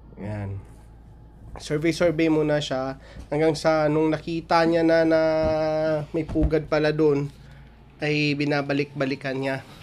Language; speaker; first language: Filipino; non-native, local second language; Hiligaynon